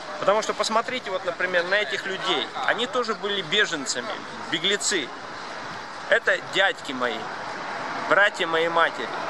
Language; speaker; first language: Russian; non-native, local second language; Latvian